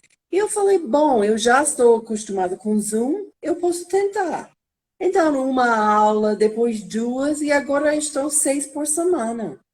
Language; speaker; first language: Portuguese; non-native, fluent; English